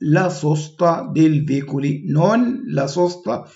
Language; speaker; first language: Italian; non-native, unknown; Arabic